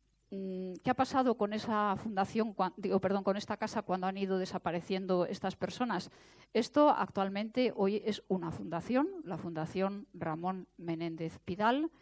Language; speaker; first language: Spanish; native; Spanish